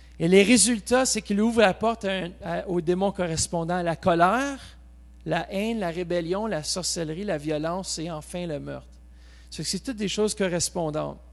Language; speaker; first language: French; native; French